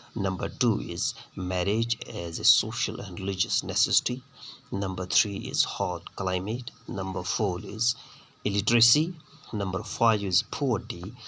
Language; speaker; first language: English; non-native, local second language; Urdu